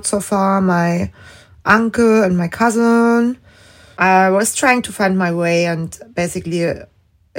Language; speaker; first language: English; non-native, fluent; German